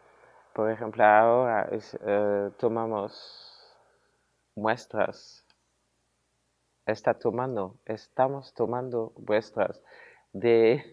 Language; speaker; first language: Spanish; non-native, fluent; Dutch